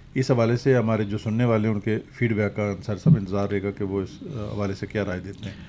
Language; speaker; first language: Urdu; non-native, local second language; Pahari-Potwari